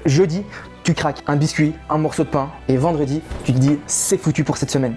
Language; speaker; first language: French; native; French